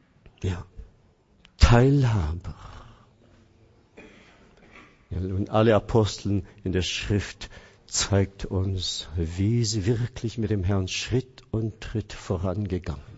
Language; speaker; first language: German; non-native, fluent; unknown